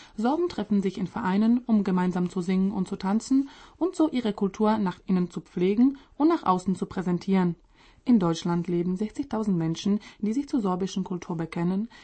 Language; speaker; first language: German; non-native, fluent; Czech